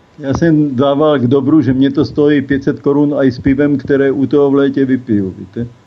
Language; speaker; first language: Czech; native; Czech